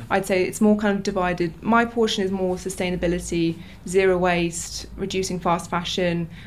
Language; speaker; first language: English; native; English